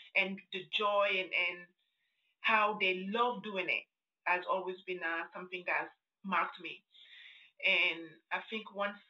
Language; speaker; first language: English; non-native, fluent; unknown